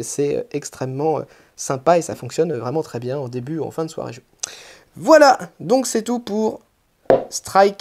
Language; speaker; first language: French; native; French